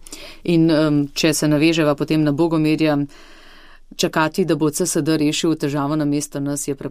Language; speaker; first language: Slovenian; native; Slovenian